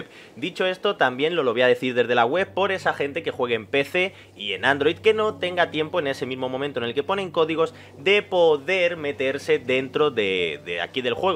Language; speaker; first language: Spanish; native; Spanish